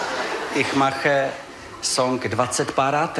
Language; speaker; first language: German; non-native, learner; Czech